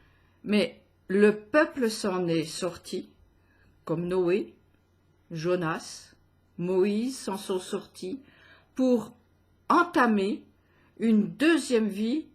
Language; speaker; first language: French; native; French